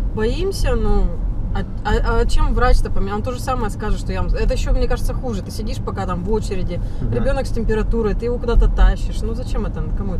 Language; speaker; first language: Russian; native; Russian